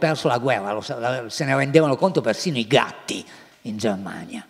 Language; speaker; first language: Italian; native; Italian